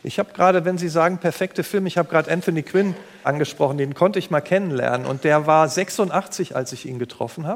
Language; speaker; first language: German; native; German